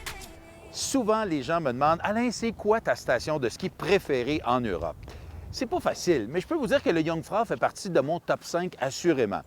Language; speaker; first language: French; native; French